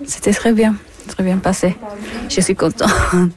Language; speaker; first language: French; non-native, learner; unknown